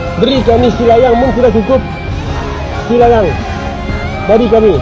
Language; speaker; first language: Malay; non-native, fluent; Rohingya